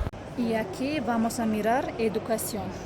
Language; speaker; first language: Spanish; non-native, learner; Turkmen